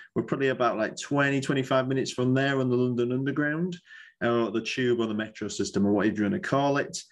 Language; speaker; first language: English; native; English